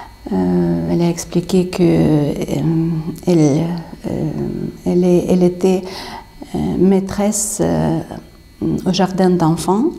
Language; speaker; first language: French; non-native, fluent; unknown